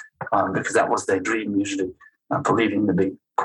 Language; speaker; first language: English; non-native, fluent; French